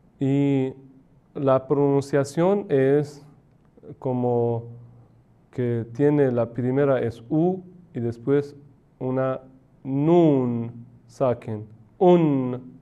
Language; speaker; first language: Spanish; non-native, fluent; Persian